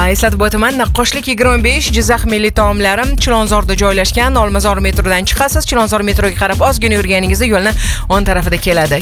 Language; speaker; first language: Uzbek; native; Uzbek